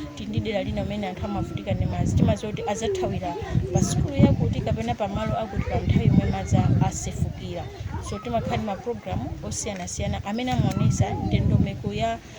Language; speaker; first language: Nyanja; native; Nyanja